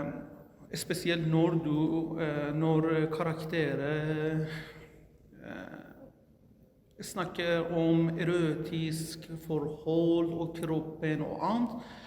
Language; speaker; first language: Norwegian; non-native, learner; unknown